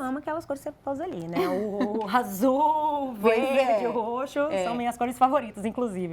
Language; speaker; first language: Portuguese; native; Portuguese